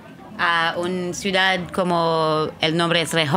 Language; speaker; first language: Spanish; non-native, learner; Hebrew